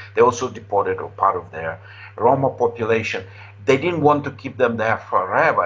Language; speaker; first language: English; non-native, fluent; Romanian